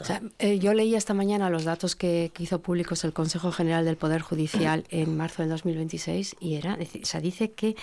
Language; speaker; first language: Spanish; native; Spanish